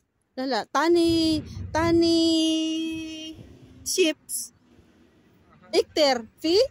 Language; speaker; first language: Arabic; non-native, learner; Filipino